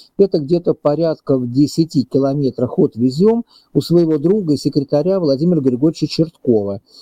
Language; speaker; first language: Russian; native; Russian